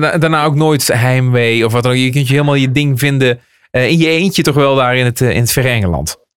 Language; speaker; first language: Dutch; native; Dutch